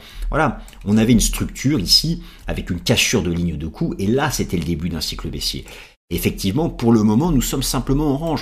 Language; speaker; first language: French; native; French